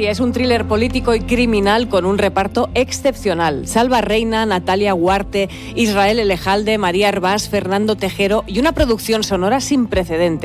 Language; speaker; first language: Spanish; native; Spanish